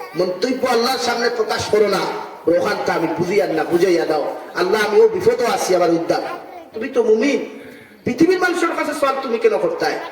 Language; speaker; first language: Bangla; native; Bangla